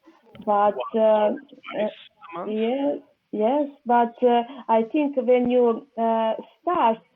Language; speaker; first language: English; non-native, learner; Serbian